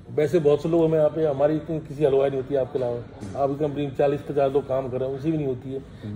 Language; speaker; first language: Hindi; native; Hindi